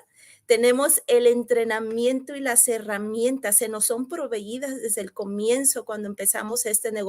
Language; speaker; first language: Spanish; native; Spanish